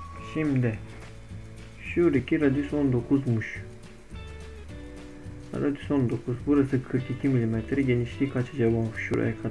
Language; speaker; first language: Turkish; native; Turkish